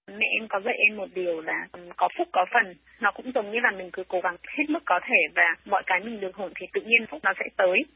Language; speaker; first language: Vietnamese; native; Vietnamese